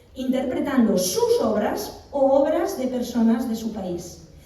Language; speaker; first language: Spanish; non-native, local second language; Catalan